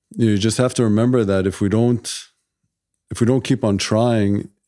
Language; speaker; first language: English; native; English